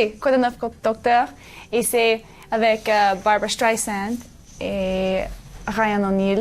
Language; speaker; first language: French; non-native, learner; English